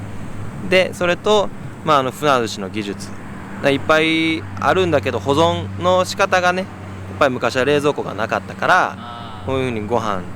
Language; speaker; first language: Japanese; native; Japanese